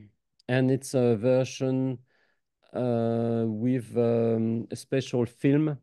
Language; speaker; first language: English; non-native, fluent; French